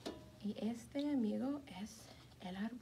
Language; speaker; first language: Spanish; non-native, fluent; English